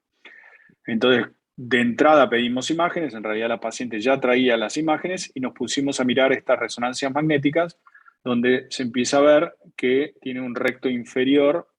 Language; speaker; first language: Spanish; native; Spanish